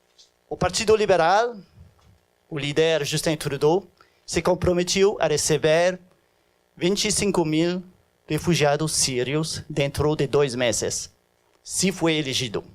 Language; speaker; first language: Portuguese; non-native, fluent; French